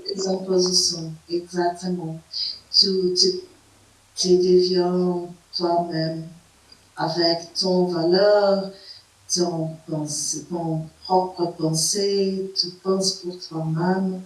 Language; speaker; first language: French; non-native, fluent; Portuguese